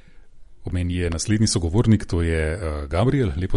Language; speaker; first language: Slovenian; native; Slovenian